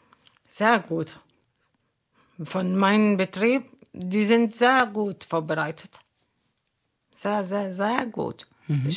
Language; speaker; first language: German; non-native, learner; Arabic